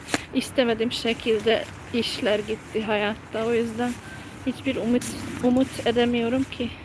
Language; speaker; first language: Turkish; non-native, fluent; Hungarian